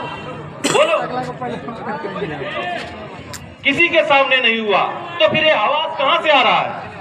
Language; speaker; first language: Hindi; native; Hindi